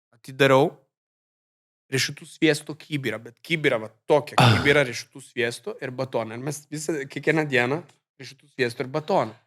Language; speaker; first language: Lithuanian; non-native, fluent; Italian